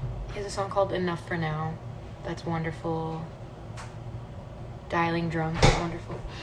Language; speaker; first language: English; early bilingual, other home language; Italian